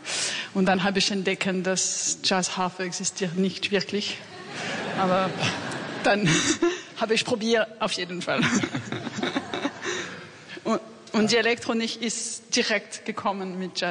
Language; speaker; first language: German; non-native, learner; French